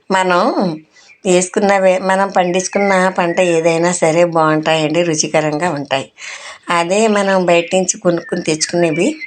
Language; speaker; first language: Telugu; non-native, local second language; Urdu